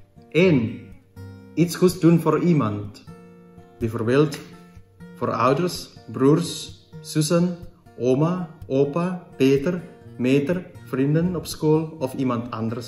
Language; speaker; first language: Dutch; non-native, fluent; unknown